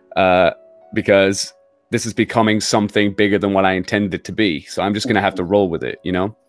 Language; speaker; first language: English; native; English